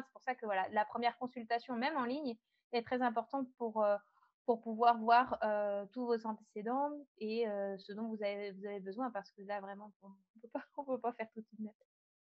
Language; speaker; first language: French; native; French